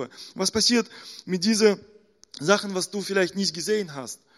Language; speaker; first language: German; non-native, fluent; Russian